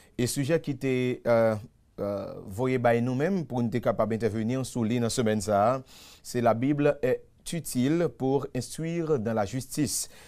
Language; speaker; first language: French; non-native, local second language; Haitian Creole